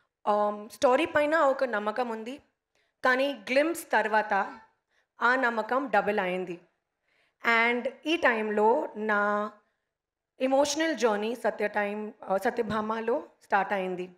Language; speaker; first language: Telugu; non-native, learner; Hindi